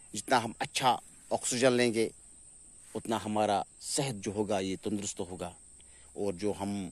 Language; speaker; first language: Urdu; non-native, local second language; Kashmiri